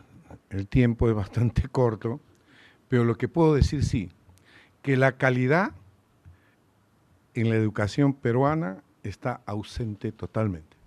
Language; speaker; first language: Spanish; native; Spanish